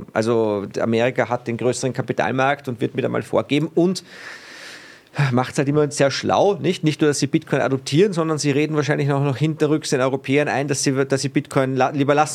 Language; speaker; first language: German; native; German